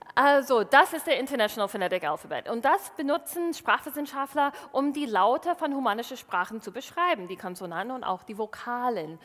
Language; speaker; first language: German; non-native, fluent; English